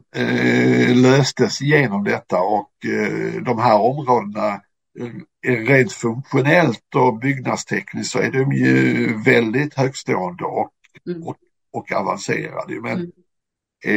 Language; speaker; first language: Swedish; native; Swedish